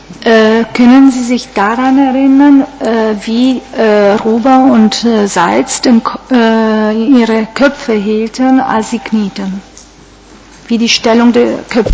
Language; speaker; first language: German; non-native, fluent; Italian